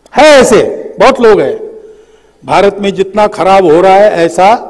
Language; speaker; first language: Hindi; native; Hindi